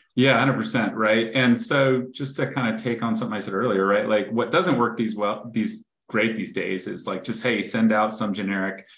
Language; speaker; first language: English; native; English